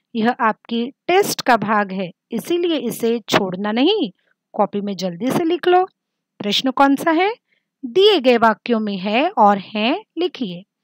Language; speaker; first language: Hindi; non-native, local second language; Marathi